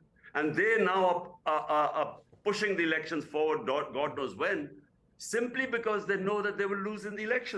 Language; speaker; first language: English; non-native, local second language; Urdu